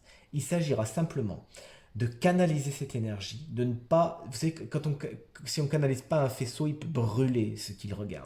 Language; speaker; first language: French; native; French